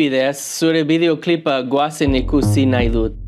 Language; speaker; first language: Basque; non-native, learner; English